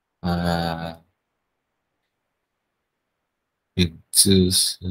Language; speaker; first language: Chinese; non-native, learner; Vietnamese